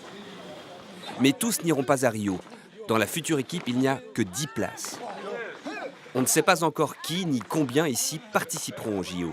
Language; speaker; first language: French; native; French